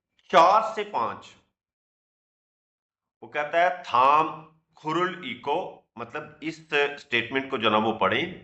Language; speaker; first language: Urdu; non-native, local second language; Punjabi